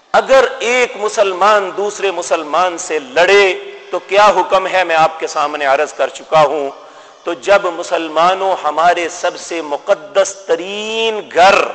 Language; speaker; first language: Urdu; non-native, local second language; Punjabi